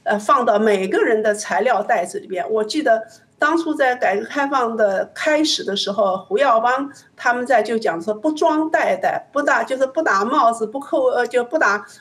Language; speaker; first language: Chinese; native; Chinese